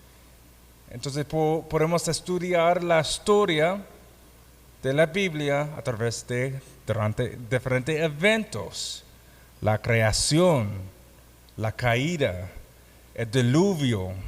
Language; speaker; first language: Spanish; non-native, fluent; English